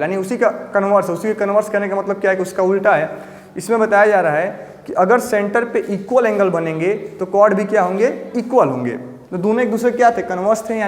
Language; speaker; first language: Hindi; native; Hindi